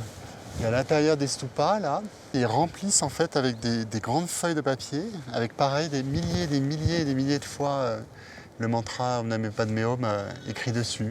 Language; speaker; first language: French; native; French